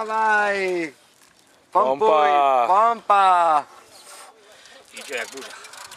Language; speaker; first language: Polish; non-native, learner; Spanish